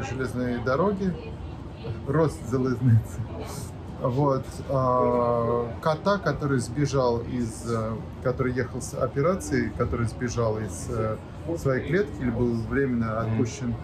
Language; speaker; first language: Russian; native; Russian